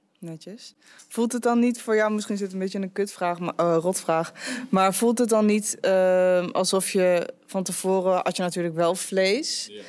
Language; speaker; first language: Dutch; native; Dutch